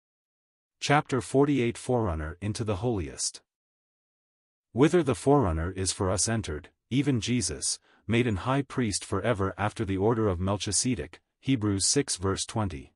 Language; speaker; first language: English; native; English